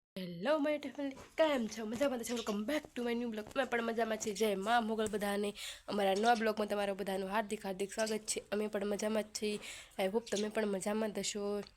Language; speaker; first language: Gujarati; native; Gujarati